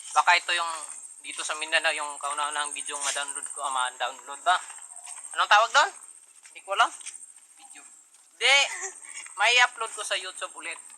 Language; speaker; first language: Filipino; non-native, local second language; Cebuano